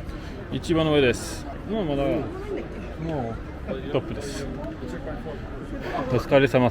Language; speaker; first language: Japanese; non-native, learner; French